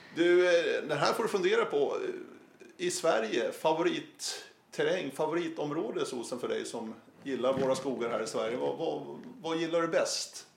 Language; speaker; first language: Swedish; native; Swedish